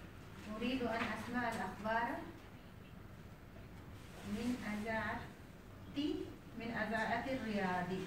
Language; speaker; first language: Arabic; non-native, learner; Urdu